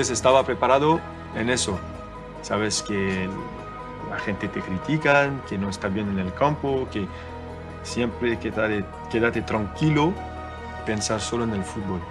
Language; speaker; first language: Spanish; non-native, learner; French